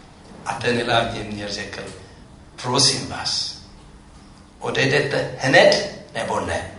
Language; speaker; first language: Czech; non-native, fluent; Amharic